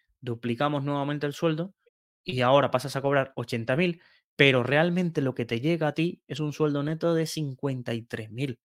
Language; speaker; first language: Spanish; native; Spanish